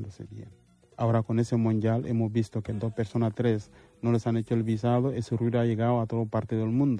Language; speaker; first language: Spanish; non-native, fluent; Mandingo